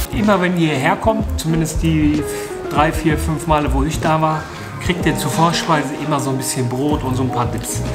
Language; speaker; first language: German; native; German